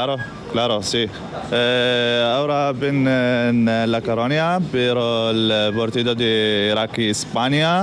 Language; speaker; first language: Spanish; non-native, learner; Arabic